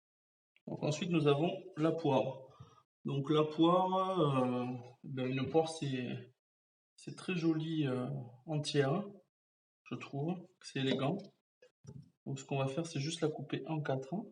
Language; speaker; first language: French; native; French